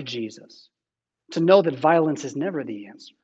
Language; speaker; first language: English; native; English